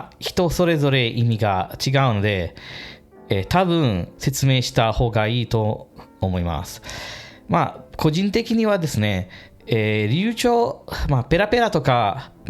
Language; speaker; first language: Japanese; non-native, fluent; English